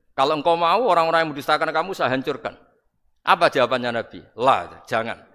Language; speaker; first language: Indonesian; non-native, local second language; Javanese